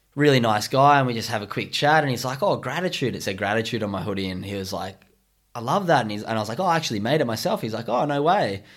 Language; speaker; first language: English; native; English